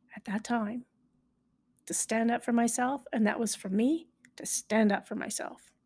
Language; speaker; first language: English; native; English